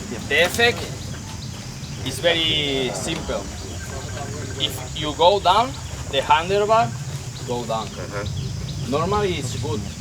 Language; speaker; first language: English; non-native, fluent; Spanish